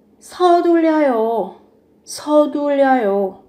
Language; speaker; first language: Korean; non-native, fluent; Vietnamese